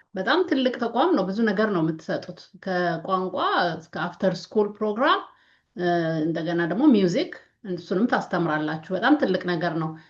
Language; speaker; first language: Amharic; native; Amharic